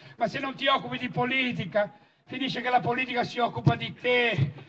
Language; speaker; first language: Italian; native; Italian